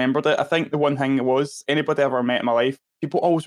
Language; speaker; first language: English; native; English